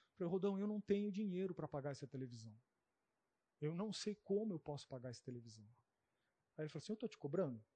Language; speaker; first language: Portuguese; native; Portuguese